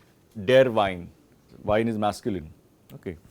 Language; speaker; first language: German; non-native, fluent; Marathi